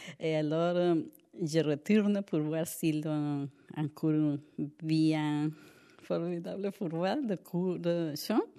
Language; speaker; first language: French; non-native, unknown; Spanish